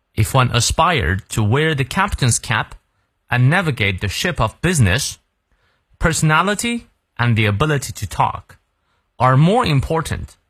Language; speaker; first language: English; non-native, fluent; Chinese